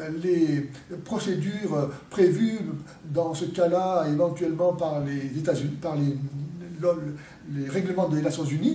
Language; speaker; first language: French; native; French